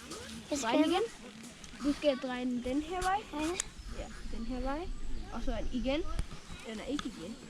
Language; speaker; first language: Danish; early bilingual, other home language; Bangla